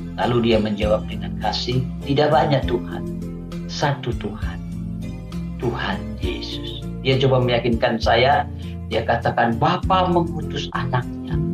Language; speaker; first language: Indonesian; non-native, local second language; Achinese